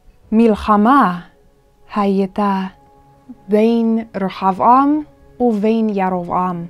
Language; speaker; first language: Hebrew; non-native, fluent; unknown